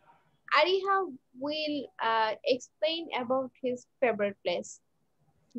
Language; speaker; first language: English; non-native, learner; Bangla